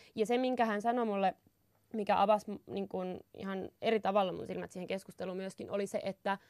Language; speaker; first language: Finnish; native; Finnish